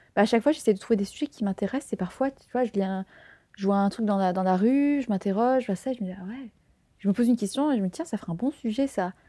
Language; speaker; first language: French; native; French